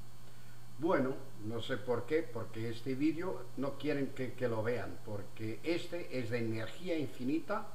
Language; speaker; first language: Spanish; non-native, fluent; Portuguese